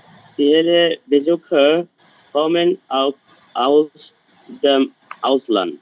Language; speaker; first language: German; non-native, learner; Bangla